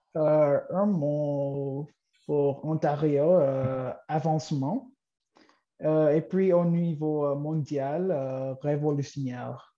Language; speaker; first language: French; non-native, local second language; English